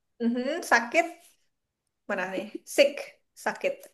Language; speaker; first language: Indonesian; native; Indonesian